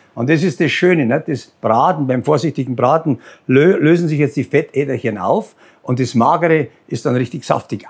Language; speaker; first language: German; native; German